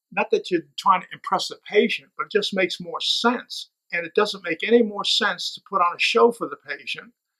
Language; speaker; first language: English; native; English